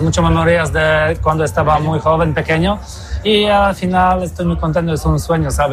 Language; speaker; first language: Spanish; non-native, fluent; Polish